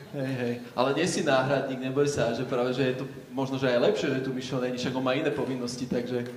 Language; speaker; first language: Slovak; native; Slovak